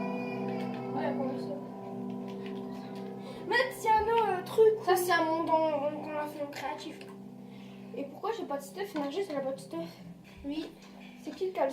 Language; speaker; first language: French; native; French